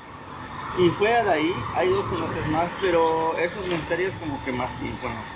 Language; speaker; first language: Spanish; native; Spanish